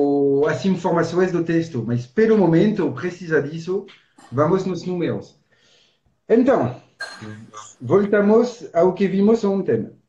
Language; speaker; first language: Portuguese; non-native, fluent; French